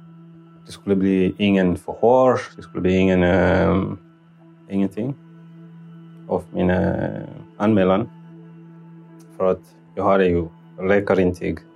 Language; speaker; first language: Swedish; non-native, fluent; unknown